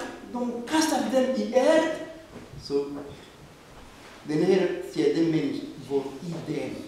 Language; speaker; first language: Swedish; non-native, fluent; Rundi